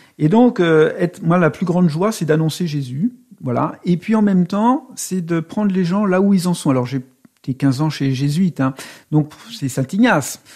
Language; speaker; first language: French; native; French